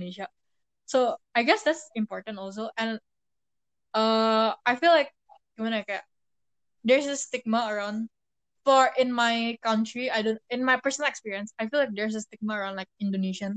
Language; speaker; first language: English; non-native, fluent; Indonesian